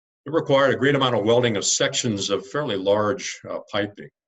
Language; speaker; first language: English; native; English